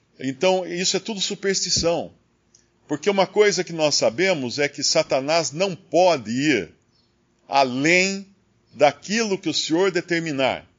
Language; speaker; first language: Portuguese; native; Portuguese